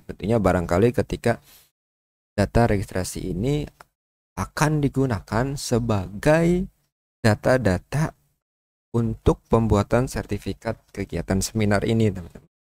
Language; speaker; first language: Indonesian; native; Indonesian